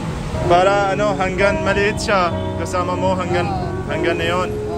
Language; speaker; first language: Filipino; non-native, learner; Arabic